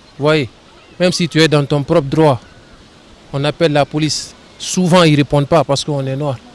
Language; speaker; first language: French; non-native, local second language; Fula